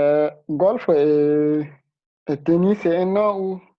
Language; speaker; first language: French; non-native, learner; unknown